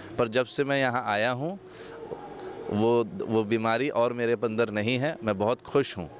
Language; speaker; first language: Hindi; native; Hindi